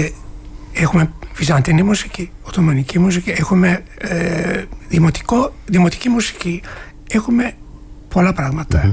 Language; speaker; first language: Greek; non-native, fluent; Turkish